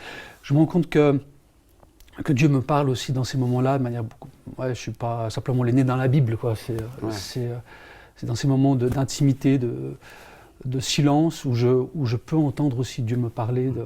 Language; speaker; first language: French; native; French